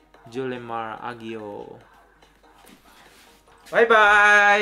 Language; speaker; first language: Japanese; non-native, fluent; Filipino